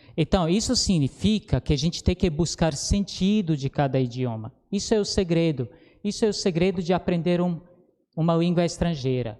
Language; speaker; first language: Portuguese; non-native, fluent; Croatian